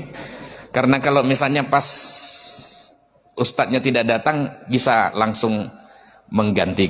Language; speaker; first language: Indonesian; native; Indonesian